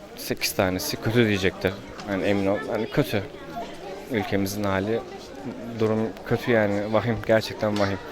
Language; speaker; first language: Turkish; native; Turkish